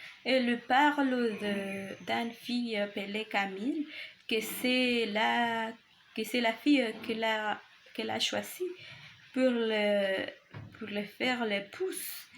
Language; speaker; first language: French; non-native, learner; Spanish